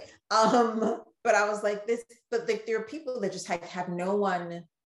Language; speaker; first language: English; native; English